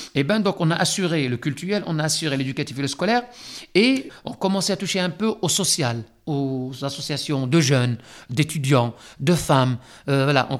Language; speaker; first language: French; non-native, local second language; Arabic